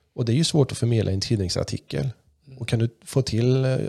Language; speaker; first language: Swedish; non-native, local second language; German